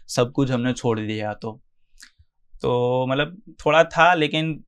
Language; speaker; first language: Hindi; non-native, local second language; Gujarati